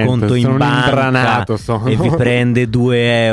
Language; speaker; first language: Italian; native; Italian